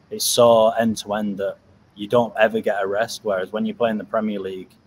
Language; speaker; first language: English; native; English